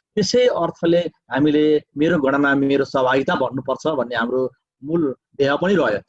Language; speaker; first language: Nepali; native; Nepali